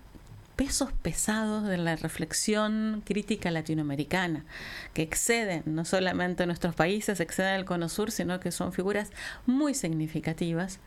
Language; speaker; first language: Spanish; native; Spanish